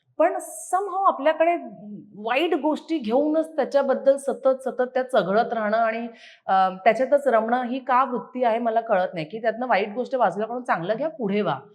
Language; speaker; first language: Marathi; native; Marathi